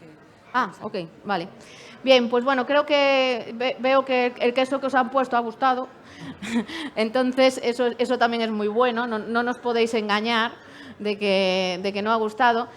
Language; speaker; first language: Spanish; native; Spanish